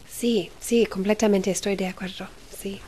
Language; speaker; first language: Spanish; early bilingual, heritage; Spanish